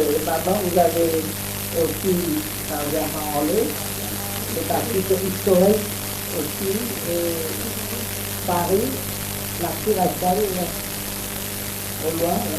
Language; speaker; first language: French; non-native, learner; Khmer